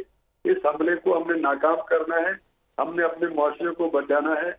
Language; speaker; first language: Urdu; non-native, local second language; Pashto